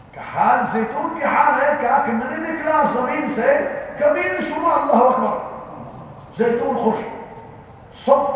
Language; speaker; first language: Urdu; non-native, learner; Arabic